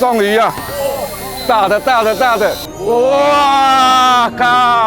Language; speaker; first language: Chinese; native; Chinese